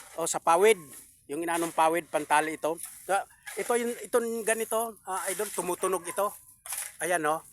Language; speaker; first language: Filipino; non-native, local second language; Bikol